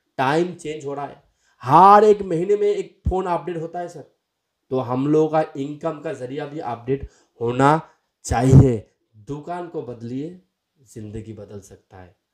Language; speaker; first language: Hindi; non-native, local second language; Bangla